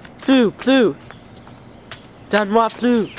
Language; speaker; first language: French; non-native, learner; English